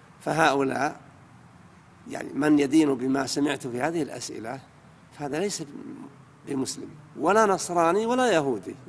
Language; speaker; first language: Arabic; native; Arabic